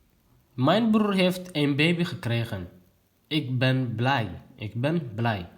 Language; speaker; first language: Dutch; non-native, learner; Tigrinya